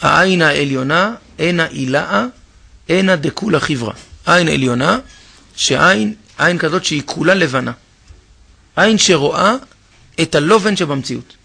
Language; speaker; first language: Hebrew; native; Hebrew